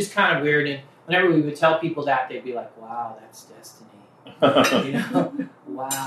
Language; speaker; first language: English; native; English